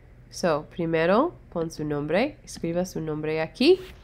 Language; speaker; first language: Spanish; non-native, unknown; English